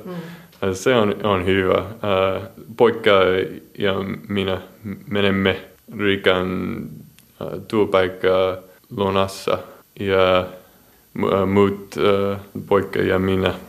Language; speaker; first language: Finnish; non-native, learner; English